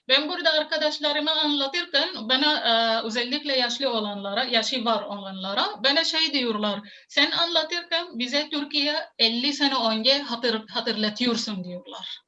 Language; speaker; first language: Turkish; non-native, fluent; Arabic